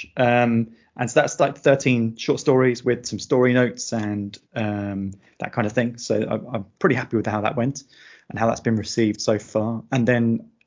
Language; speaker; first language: English; native; English